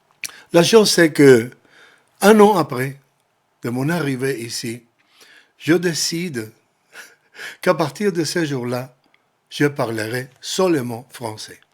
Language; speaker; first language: French; non-native, learner; Spanish